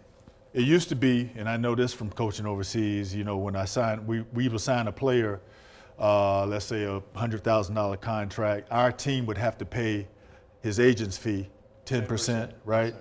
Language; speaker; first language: English; native; English